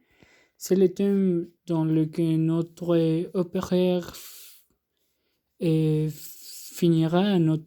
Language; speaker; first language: French; non-native, learner; Spanish